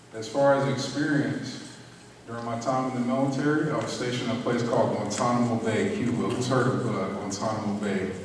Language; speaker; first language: English; native; English